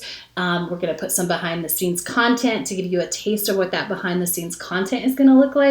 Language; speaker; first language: English; native; English